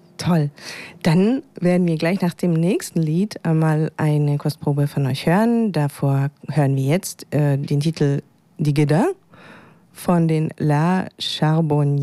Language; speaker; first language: German; native; German